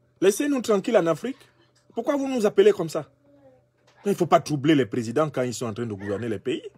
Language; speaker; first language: French; non-native, local second language; Basaa